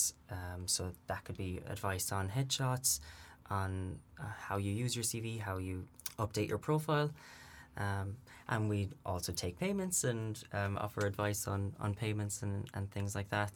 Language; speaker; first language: English; native; English